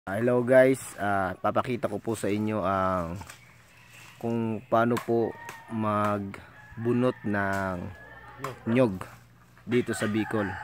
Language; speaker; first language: Filipino; non-native, local second language; Bikol